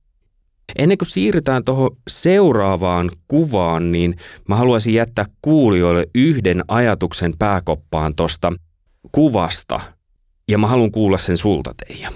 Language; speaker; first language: Finnish; native; Finnish